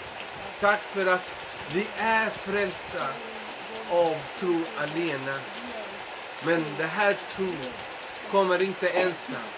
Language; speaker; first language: Swedish; non-native, fluent; Spanish